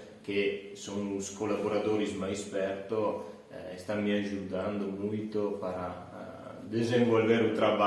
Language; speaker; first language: Portuguese; non-native, fluent; Italian